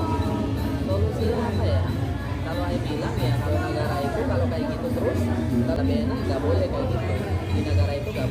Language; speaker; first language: Indonesian; non-native, fluent; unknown